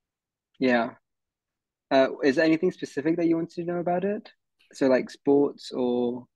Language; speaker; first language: English; early bilingual, other home language; Hindi